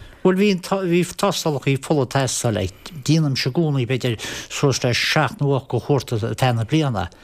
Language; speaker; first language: Irish; native; Irish